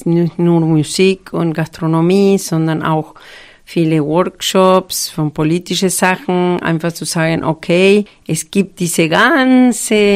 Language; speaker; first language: German; non-native, fluent; Spanish